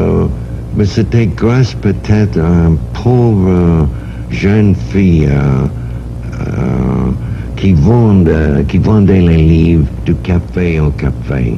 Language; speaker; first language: French; non-native, fluent; English